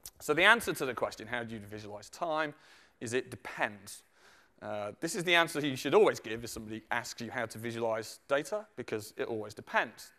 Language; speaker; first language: English; native; English